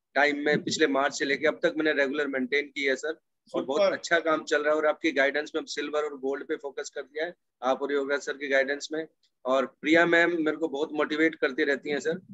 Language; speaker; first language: Hindi; native; Hindi